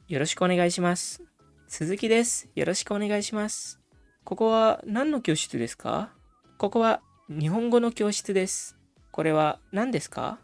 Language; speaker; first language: Japanese; non-native, fluent; Indonesian